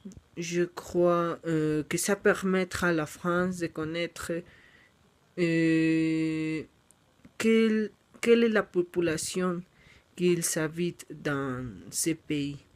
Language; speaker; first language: French; non-native, learner; Spanish